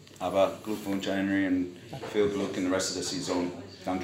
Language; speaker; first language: German; non-native, fluent; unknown